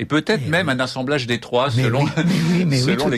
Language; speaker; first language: French; native; French